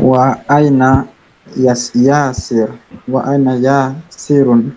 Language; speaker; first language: Arabic; non-native, learner; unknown